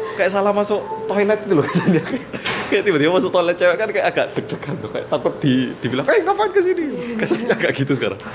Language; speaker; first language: Indonesian; early bilingual, other home language; Korean